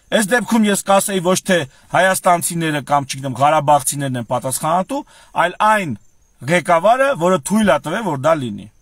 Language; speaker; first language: Armenian; native; Armenian